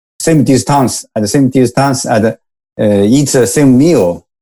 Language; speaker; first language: English; non-native, learner; Japanese